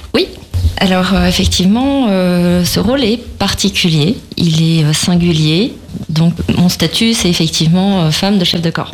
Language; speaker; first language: French; native; French